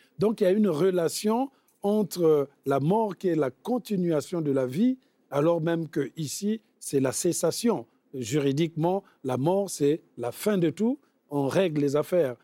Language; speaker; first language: French; non-native, local second language; Bembe